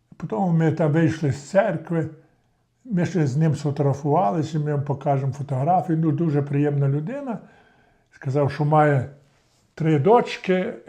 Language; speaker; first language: Ukrainian; native; Ukrainian